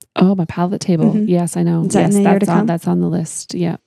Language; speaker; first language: English; native; English